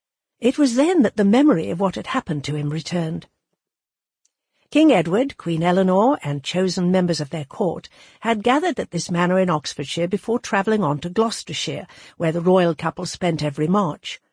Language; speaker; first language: English; native; English